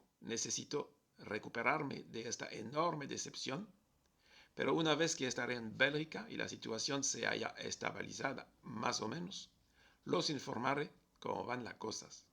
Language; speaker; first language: Spanish; non-native, fluent; French